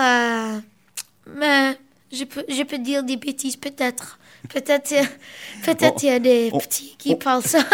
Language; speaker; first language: French; early bilingual, other home language; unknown